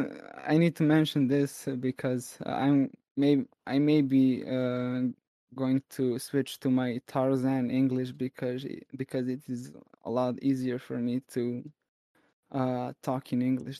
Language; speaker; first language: English; non-native, fluent; Serbian